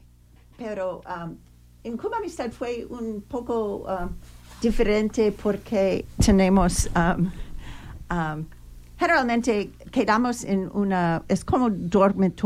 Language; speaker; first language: Spanish; non-native, learner; English